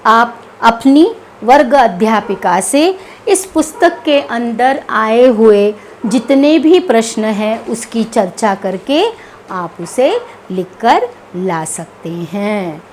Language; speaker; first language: Hindi; non-native, local second language; Kannada